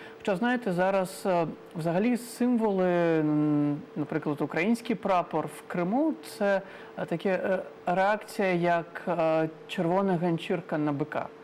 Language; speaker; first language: Ukrainian; non-native, local second language; Crimean Tatar